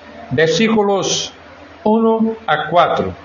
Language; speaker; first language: Spanish; non-native, fluent; Portuguese